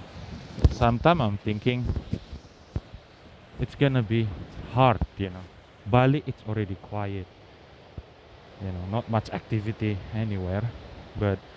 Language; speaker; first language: English; non-native, learner; Indonesian